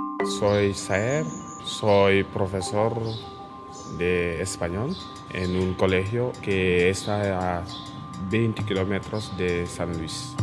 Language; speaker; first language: Spanish; non-native, fluent; Wolof